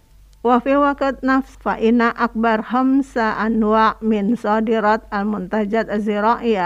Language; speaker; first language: Arabic; non-native, fluent; Indonesian